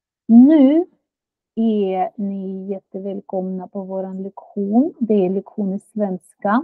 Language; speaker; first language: Swedish; non-native, fluent; Russian